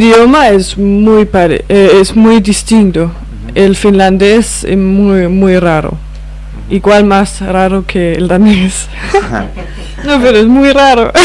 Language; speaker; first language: Spanish; non-native, fluent; Danish